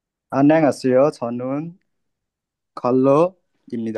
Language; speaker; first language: Korean; non-native, learner; Nepali